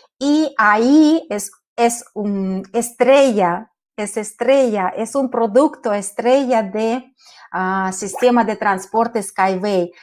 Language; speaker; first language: Spanish; non-native, fluent; Russian